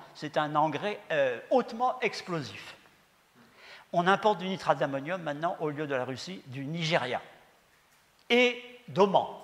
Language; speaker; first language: French; native; French